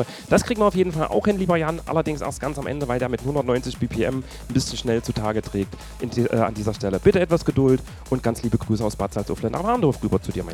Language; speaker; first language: German; native; German